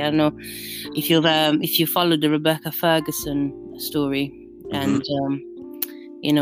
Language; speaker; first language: English; non-native, fluent; Italian